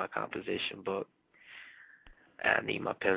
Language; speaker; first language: English; non-native, fluent; Spanish